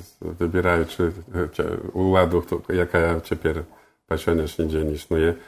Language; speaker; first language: Polish; non-native, local second language; Belarusian